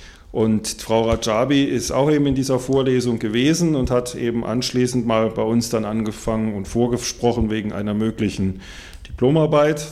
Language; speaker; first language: German; native; German